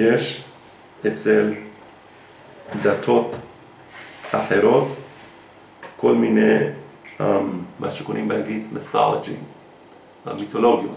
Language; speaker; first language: Hebrew; non-native, fluent; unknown